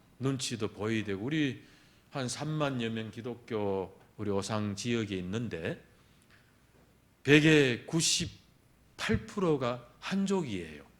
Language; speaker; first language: Korean; early bilingual, heritage; Korean